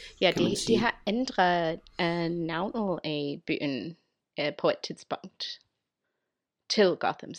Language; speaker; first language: Danish; non-native, fluent; English